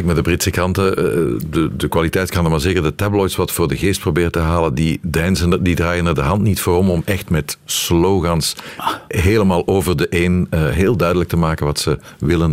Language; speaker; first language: Dutch; native; Dutch